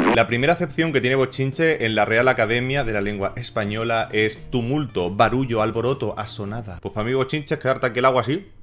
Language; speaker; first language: Spanish; native; Spanish